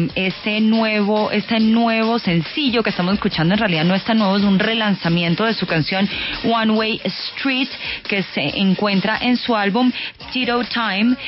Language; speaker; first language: Spanish; native; Spanish